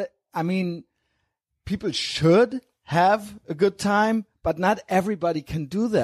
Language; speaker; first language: English; non-native, fluent; German